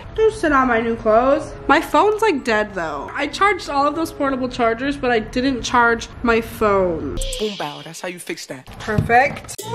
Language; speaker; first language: English; native; English